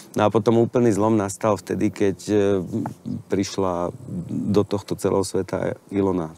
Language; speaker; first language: Slovak; native; Slovak